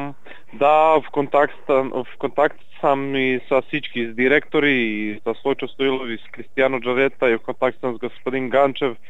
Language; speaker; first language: Bulgarian; non-native, learner; Serbian